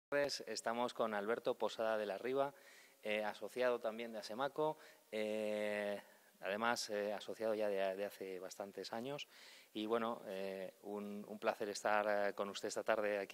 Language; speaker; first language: Spanish; native; Spanish